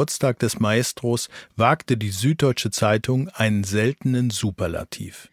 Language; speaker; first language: German; native; German